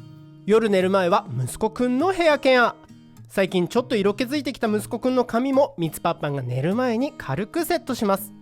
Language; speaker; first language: Japanese; native; Japanese